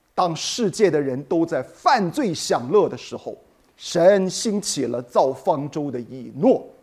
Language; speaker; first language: Chinese; native; Chinese